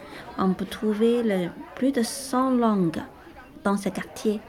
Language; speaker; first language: French; non-native, learner; Chinese